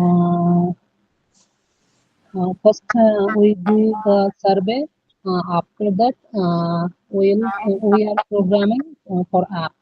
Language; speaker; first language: English; non-native, local second language; Hindi